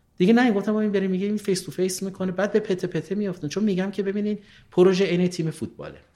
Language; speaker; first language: Persian; native; Persian